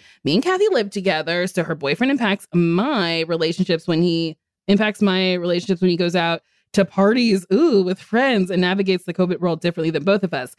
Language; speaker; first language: English; native; English